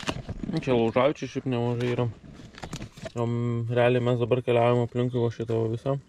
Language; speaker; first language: Lithuanian; native; Lithuanian